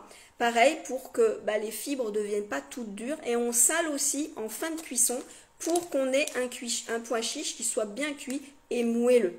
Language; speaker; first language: French; native; French